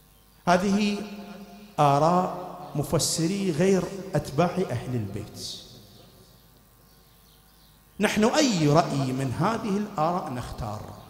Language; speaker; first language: Arabic; native; Arabic